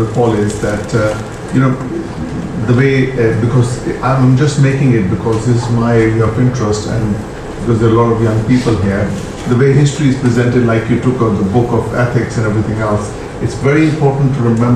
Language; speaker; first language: English; non-native, local second language; Punjabi